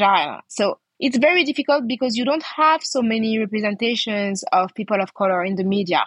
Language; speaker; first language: English; non-native, fluent; French